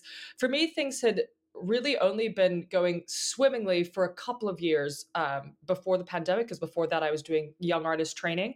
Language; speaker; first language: English; native; English